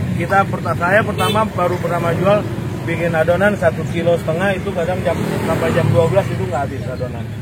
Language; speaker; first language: Indonesian; native; Indonesian